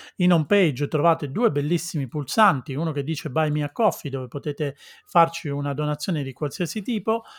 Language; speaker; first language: Italian; native; Italian